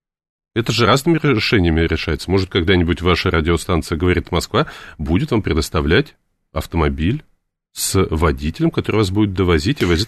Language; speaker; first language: Russian; native; Russian